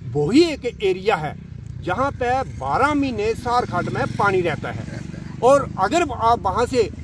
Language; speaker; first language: Hindi; native; Hindi